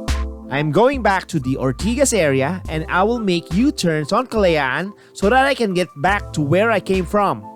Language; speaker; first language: English; non-native, local second language; Filipino